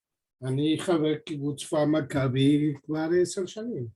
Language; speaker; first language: Hebrew; non-native, fluent; Spanish